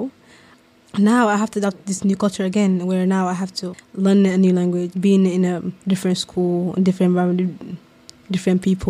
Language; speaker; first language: English; non-native, local second language; Somali